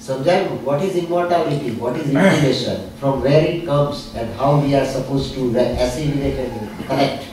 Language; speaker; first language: English; non-native, local second language; Gujarati